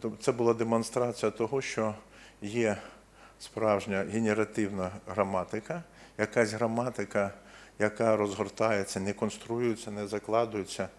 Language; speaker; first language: Ukrainian; non-native, local second language; Russian